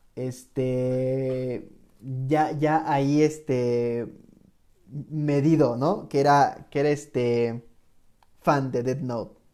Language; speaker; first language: Spanish; native; Spanish